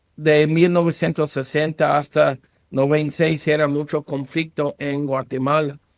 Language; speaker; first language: Spanish; non-native, learner; English